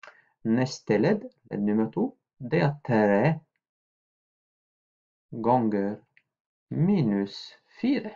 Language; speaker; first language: Norwegian; non-native, fluent; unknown